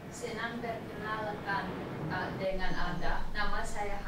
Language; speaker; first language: Indonesian; non-native, learner; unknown